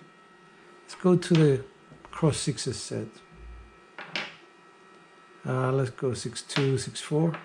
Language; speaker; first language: English; non-native, fluent; Greek